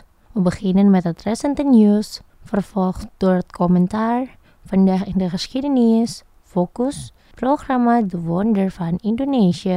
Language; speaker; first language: Dutch; non-native, fluent; Indonesian